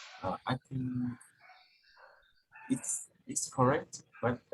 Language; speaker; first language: English; non-native, learner; Vietnamese